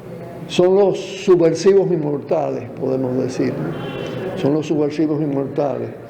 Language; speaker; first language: Spanish; native; Spanish